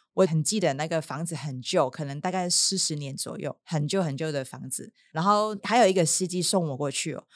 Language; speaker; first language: Chinese; non-native, local second language; Cantonese